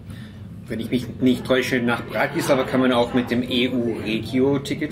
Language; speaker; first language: German; non-native, fluent; English